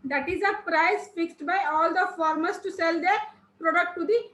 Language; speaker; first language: English; non-native, local second language; Kannada